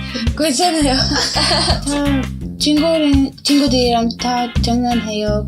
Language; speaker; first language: Korean; non-native, learner; Arabic